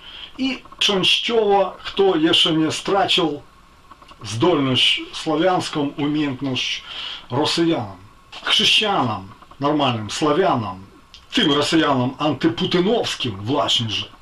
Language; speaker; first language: Polish; non-native, fluent; Ukrainian